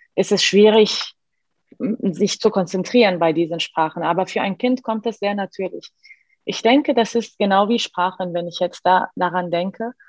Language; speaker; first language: German; non-native, fluent; Arabic